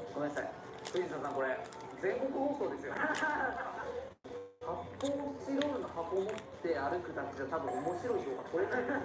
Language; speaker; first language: Japanese; native; Japanese